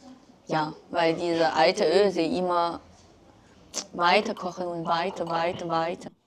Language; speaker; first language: German; non-native, learner; Chinese